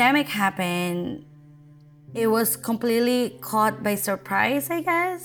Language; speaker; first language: English; non-native, local second language; Filipino